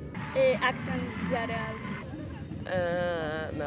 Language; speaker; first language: German; non-native, learner; Spanish